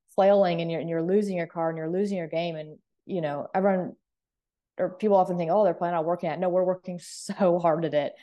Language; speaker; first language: English; native; English